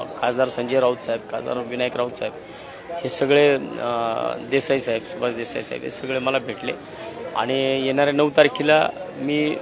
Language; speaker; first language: Marathi; native; Marathi